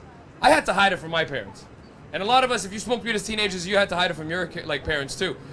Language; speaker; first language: English; native; English